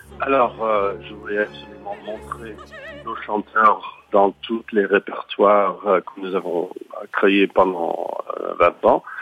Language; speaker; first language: French; non-native, fluent; English